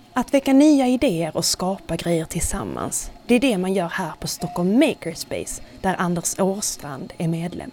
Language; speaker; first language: Swedish; native; Swedish